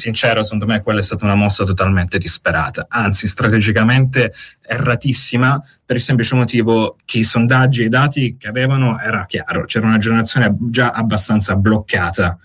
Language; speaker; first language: Italian; native; Italian